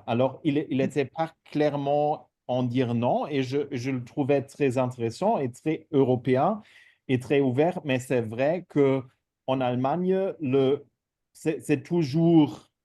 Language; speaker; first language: French; non-native, fluent; German